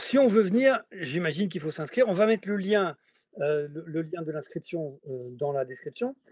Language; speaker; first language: French; native; French